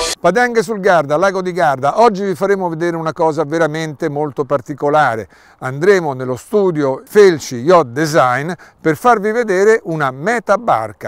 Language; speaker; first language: Italian; native; Italian